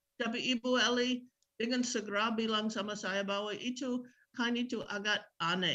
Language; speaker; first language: Indonesian; non-native, fluent; English